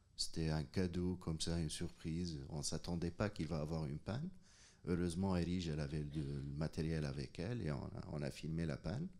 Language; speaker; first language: French; non-native, local second language; Arabic